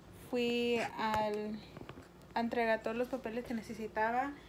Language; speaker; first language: Spanish; early bilingual, heritage; Spanish